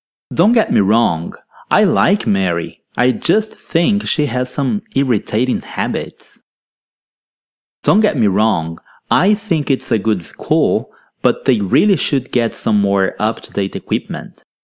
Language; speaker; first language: English; non-native, fluent; Portuguese